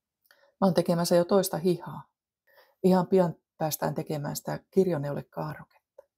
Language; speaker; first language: Finnish; native; Finnish